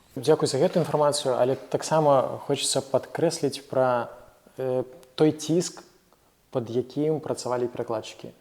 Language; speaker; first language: Belarusian; non-native, local second language; Russian